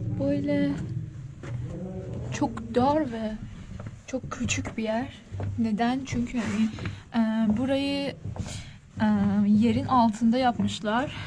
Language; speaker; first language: Turkish; non-native, learner; Persian